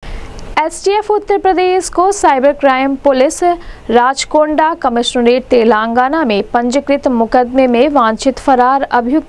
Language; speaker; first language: Hindi; native; Hindi